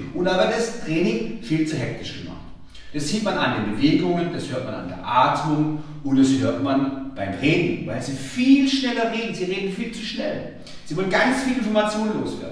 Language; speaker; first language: German; native; German